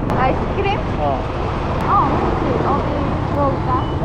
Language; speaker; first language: Korean; non-native, fluent; Khmer